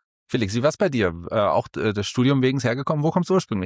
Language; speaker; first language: German; native; German